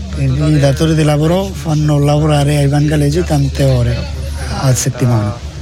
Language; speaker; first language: Italian; non-native, learner; Bangla